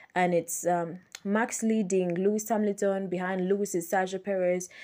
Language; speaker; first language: English; non-native, local second language; Ganda